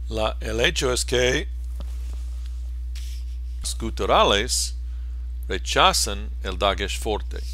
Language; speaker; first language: Spanish; non-native, fluent; English